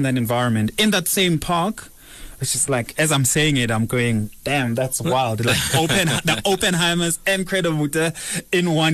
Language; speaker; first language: English; non-native, local second language; Zulu